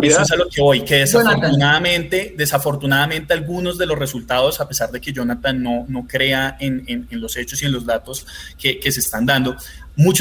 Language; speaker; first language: Spanish; native; Spanish